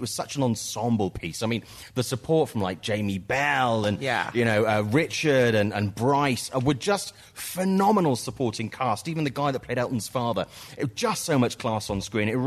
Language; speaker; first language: English; native; English